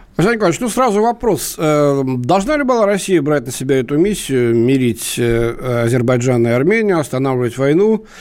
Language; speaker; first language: Russian; native; Russian